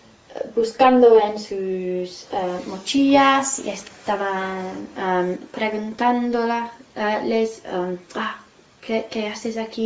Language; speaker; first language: Spanish; non-native, fluent; English